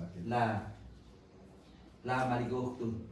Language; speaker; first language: Arabic; non-native, learner; Indonesian